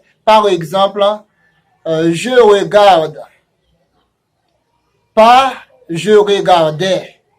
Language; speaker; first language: French; non-native, fluent; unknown